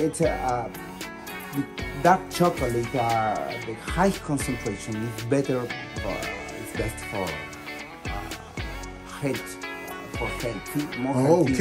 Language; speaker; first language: English; non-native, learner; Spanish